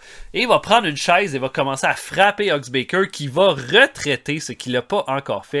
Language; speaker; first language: French; native; French